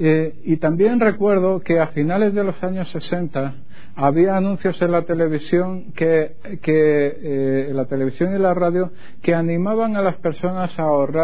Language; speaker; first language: Spanish; native; Spanish